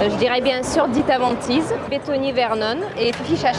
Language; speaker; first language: French; native; French